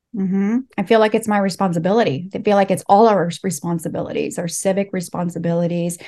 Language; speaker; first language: English; early bilingual, other home language; Spanish